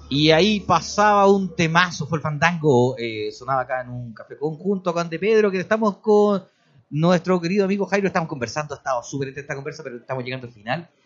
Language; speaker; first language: Spanish; native; Spanish